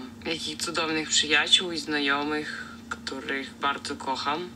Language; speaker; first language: Polish; non-native, fluent; Russian